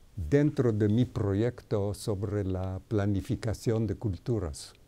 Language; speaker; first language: Spanish; non-native, fluent; Hebrew